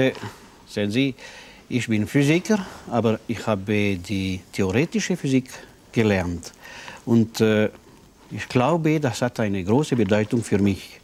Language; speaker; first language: German; non-native, local second language; French